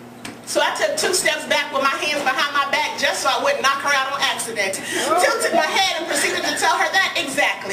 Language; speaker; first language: English; native; English